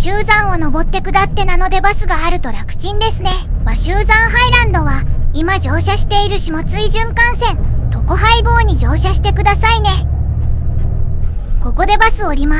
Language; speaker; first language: Japanese; native; Japanese